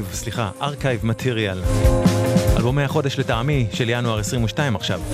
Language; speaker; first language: Hebrew; native; Hebrew